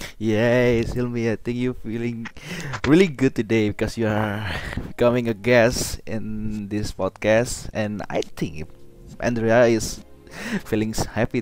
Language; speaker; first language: English; non-native, learner; Indonesian